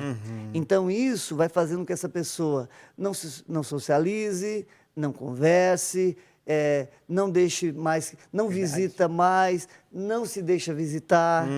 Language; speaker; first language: Portuguese; native; Portuguese